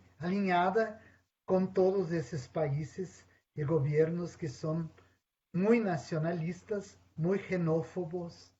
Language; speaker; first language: Spanish; non-native, fluent; Portuguese